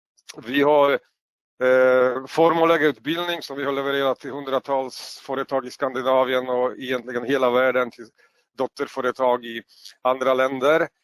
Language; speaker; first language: Swedish; non-native, fluent; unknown